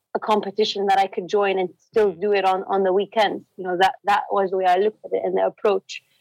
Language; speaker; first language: English; non-native, fluent; Arabic